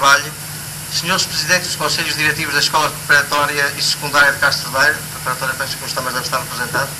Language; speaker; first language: Portuguese; native; Portuguese